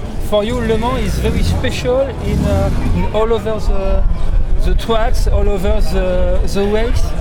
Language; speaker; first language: English; non-native, learner; French